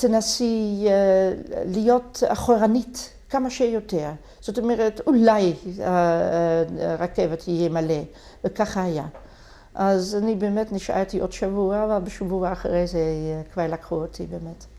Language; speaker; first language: Hebrew; non-native, fluent; Dutch